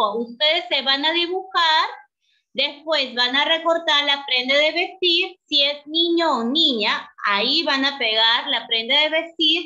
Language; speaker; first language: Spanish; native; Spanish